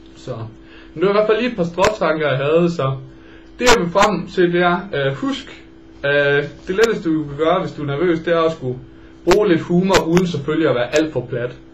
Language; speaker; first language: Danish; native; Danish